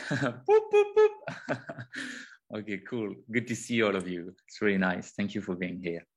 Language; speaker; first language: English; non-native, fluent; French